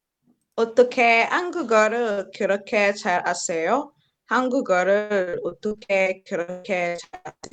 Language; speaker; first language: Korean; non-native, learner; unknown